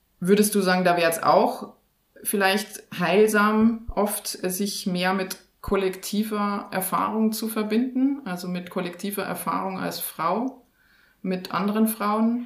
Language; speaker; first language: German; native; German